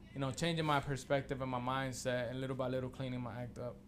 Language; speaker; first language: English; early bilingual, other home language; Spanish